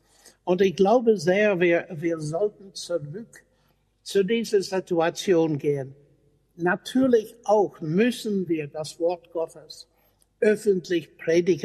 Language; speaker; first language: German; non-native, fluent; English